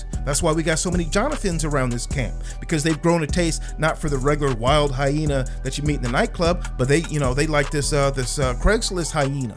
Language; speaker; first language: English; native; English